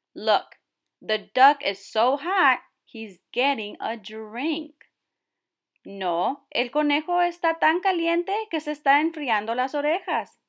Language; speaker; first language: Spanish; early bilingual, heritage; Spanish